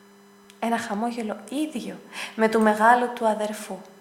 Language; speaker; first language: Greek; native; Greek